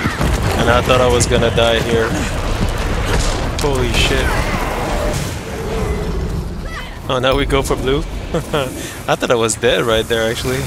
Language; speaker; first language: English; non-native, fluent; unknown